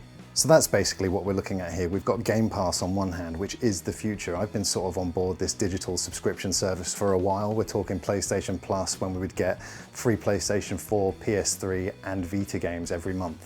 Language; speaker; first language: English; native; English